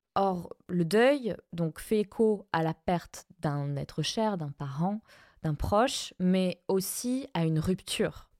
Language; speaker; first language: French; non-native, fluent; Spanish